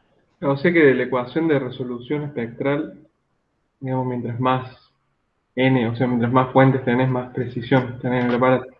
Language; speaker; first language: Spanish; native; Spanish